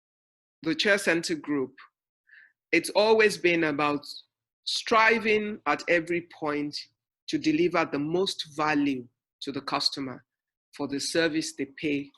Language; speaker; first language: English; non-native, local second language; Yoruba